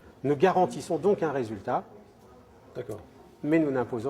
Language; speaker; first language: French; native; French